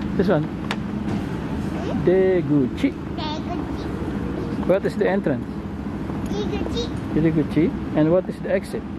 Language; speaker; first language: English; non-native, fluent; Indonesian